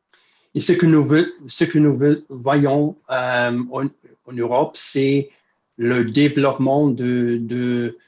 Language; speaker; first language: French; non-native, fluent; English